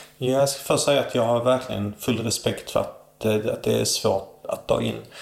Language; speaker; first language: Swedish; early bilingual, other home language; Arabic